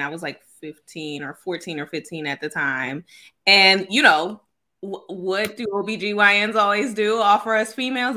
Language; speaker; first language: English; native; English